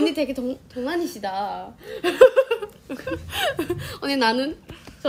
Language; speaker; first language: Korean; non-native, fluent; Thai